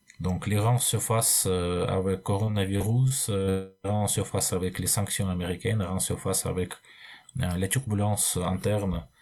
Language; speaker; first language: French; non-native, fluent; Russian